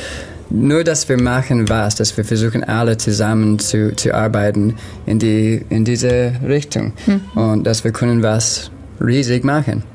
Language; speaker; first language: German; non-native, learner; English